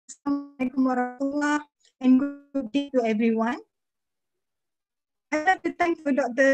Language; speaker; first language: English; non-native, fluent; Malay